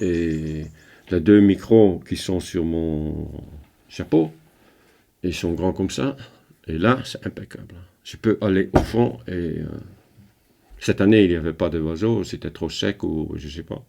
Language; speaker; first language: French; non-native, fluent; Dutch